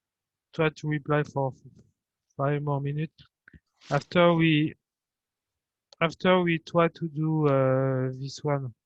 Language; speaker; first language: English; non-native, fluent; French